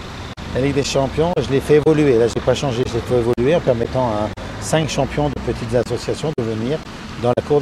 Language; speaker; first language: French; native; French